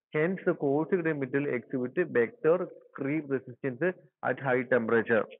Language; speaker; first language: English; non-native, local second language; Malayalam